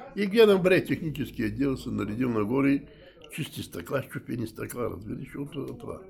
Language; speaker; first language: Bulgarian; native; Bulgarian